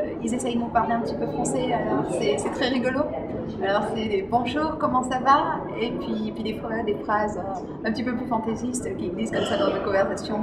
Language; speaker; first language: French; native; French